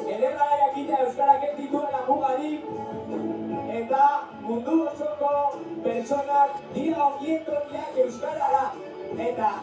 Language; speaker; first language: Basque; non-native, local second language; Spanish